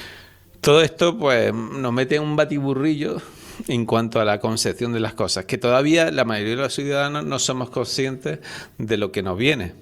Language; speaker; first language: Spanish; native; Spanish